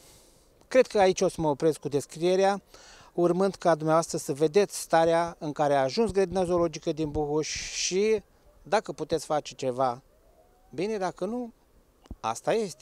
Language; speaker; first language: Romanian; native; Romanian